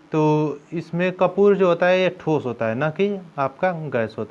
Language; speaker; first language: Hindi; native; Hindi